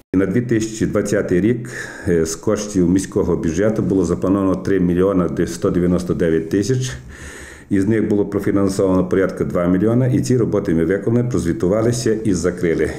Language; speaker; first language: Ukrainian; native; Ukrainian